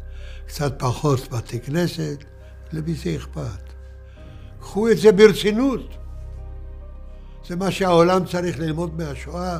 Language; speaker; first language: Hebrew; early bilingual, other home language; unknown